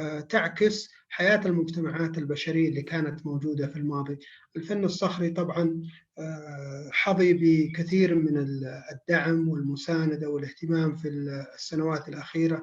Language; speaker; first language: Arabic; native; Arabic